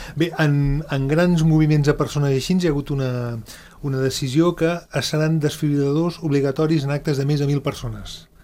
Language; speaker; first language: Catalan; native; Catalan